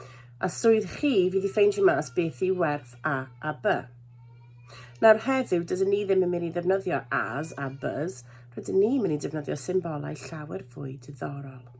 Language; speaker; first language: Welsh; non-native, local second language; English